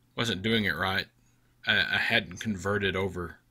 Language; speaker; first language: English; native; English